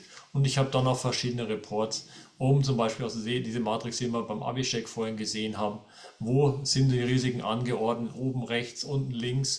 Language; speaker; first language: German; native; German